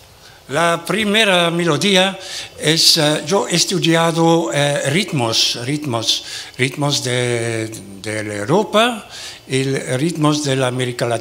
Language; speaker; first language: Spanish; non-native, learner; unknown